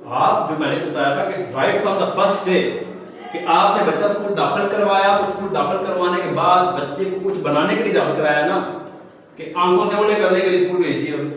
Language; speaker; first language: Urdu; non-native, local second language; Pahari-Potwari